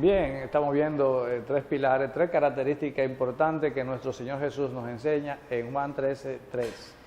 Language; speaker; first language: Spanish; native; Spanish